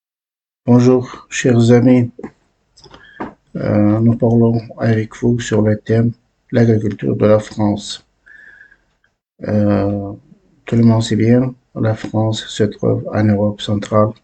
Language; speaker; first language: French; non-native, learner; Uzbek